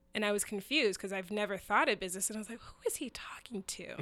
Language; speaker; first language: English; early bilingual, other home language; Yoruba